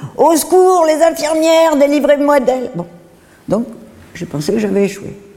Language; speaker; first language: French; native; French